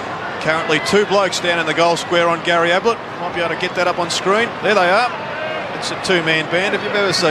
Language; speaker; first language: English; native; English